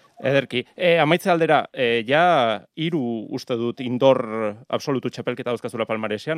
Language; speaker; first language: Basque; native; Basque